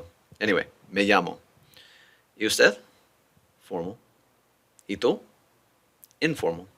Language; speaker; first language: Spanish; non-native, fluent; English